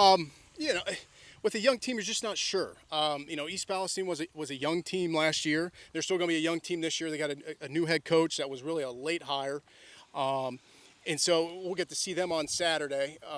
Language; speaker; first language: English; native; English